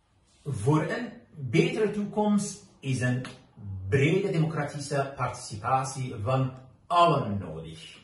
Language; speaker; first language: Dutch; non-native, fluent; Kurdish